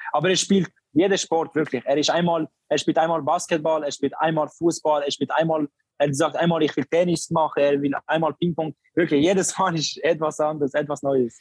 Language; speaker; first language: German; non-native, learner; Albanian